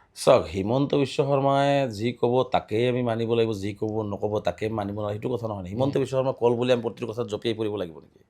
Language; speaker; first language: Assamese; non-native, local second language; Bangla